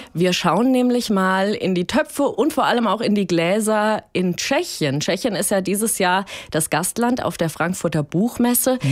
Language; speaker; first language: German; native; German